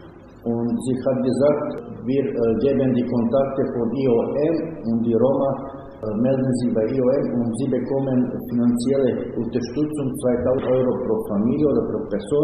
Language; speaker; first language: German; non-native, learner; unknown